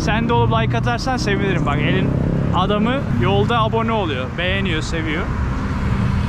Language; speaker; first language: Turkish; native; Turkish